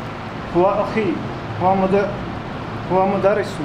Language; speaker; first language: Arabic; non-native, learner; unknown